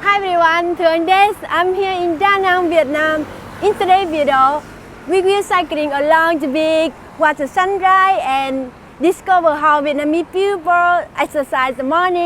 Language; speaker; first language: English; non-native, learner; Vietnamese